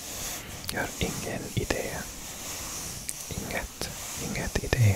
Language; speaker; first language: Swedish; non-native, learner; English